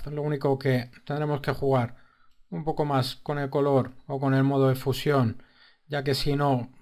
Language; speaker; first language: Spanish; native; Spanish